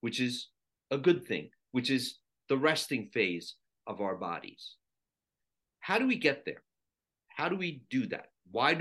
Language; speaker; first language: English; non-native, local second language; Sinhala